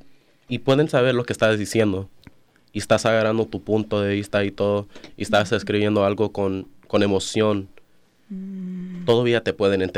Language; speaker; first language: Spanish; early bilingual, other home language; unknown